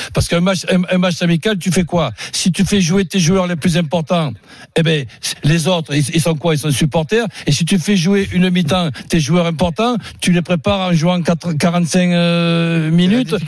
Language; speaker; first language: French; native; French